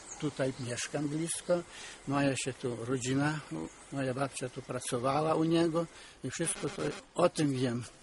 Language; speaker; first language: Polish; early bilingual, heritage; Polish